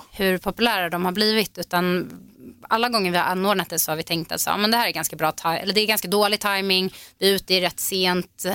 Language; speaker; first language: Swedish; native; Swedish